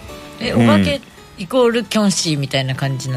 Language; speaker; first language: Japanese; native; Japanese